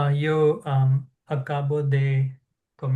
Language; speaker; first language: Spanish; non-native, learner; English